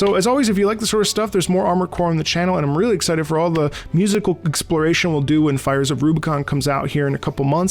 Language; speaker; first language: English; native; English